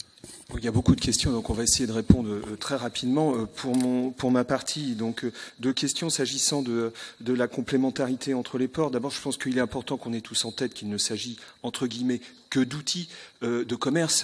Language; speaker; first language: French; native; French